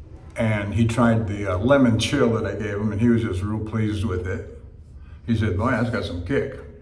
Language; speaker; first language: English; native; English